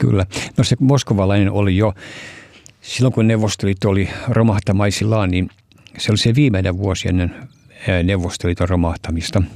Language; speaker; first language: Finnish; early bilingual, heritage; Finnish